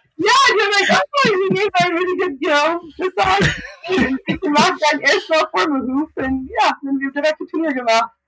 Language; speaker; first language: German; non-native, learner; English